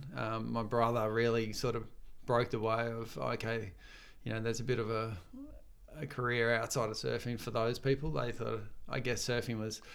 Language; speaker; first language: English; native; English